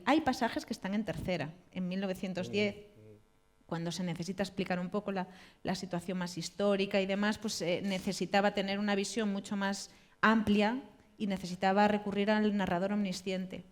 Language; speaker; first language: Spanish; native; Spanish